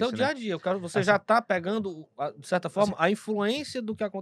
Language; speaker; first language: Portuguese; native; Portuguese